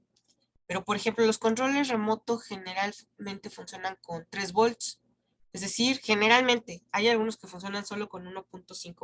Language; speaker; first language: Spanish; native; Spanish